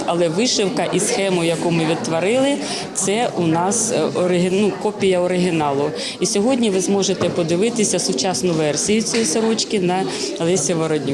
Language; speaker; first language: Ukrainian; native; Ukrainian